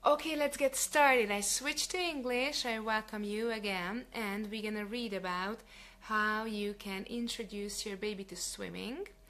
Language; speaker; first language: English; non-native, fluent; Hungarian